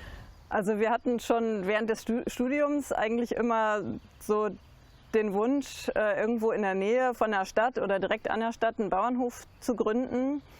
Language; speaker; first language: German; native; German